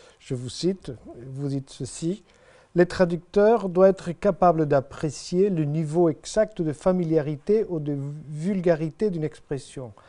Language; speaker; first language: French; non-native, fluent; Spanish